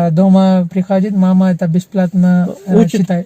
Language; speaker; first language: Russian; non-native, learner; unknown